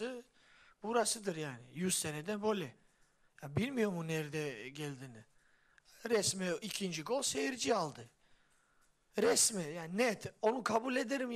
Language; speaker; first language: Turkish; non-native, fluent; Georgian